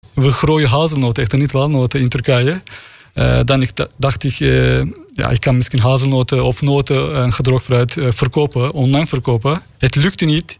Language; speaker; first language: Dutch; non-native, learner; Turkish